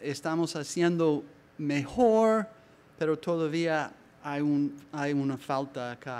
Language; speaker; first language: Spanish; non-native, learner; English